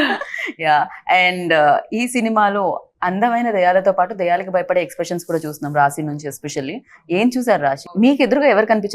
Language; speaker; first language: Telugu; native; Telugu